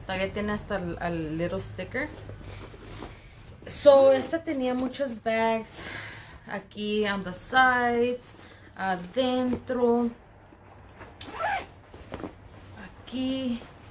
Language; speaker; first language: Spanish; early bilingual, heritage; Spanish